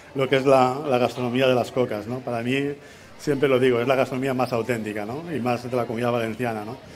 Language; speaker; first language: Spanish; native; Spanish